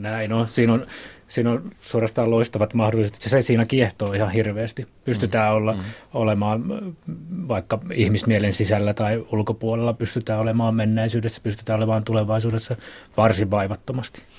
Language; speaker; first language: Finnish; native; Finnish